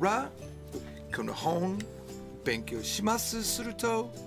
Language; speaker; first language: Japanese; non-native, learner; English